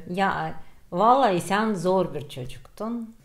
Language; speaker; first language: Turkish; non-native, fluent; Gagauz